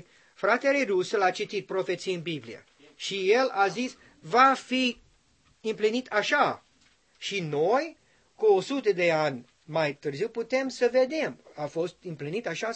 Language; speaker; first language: Romanian; non-native, learner; English